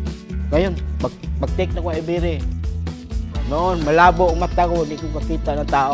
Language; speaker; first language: Filipino; non-native, local second language; Cebuano